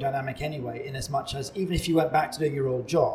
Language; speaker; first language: English; native; English